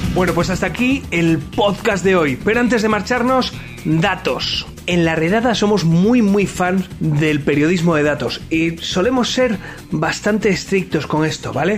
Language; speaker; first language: Spanish; native; Spanish